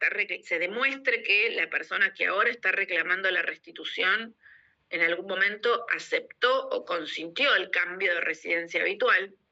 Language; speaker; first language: Spanish; native; Spanish